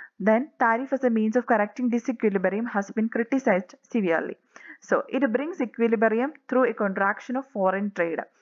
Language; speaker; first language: English; non-native, local second language; Malayalam